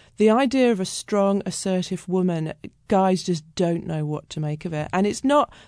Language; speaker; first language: English; native; English